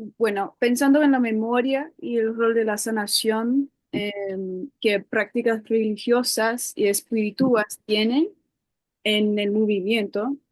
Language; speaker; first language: Spanish; non-native, learner; English